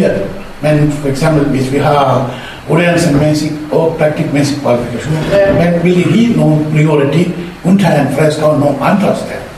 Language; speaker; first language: Danish; non-native, fluent; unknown